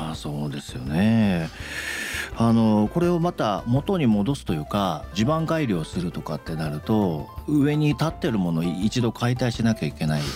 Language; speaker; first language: Japanese; native; Japanese